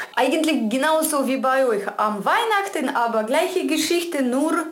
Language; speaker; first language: German; non-native, fluent; Russian